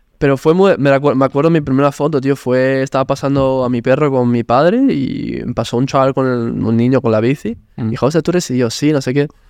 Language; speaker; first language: Spanish; early bilingual, other home language; Italian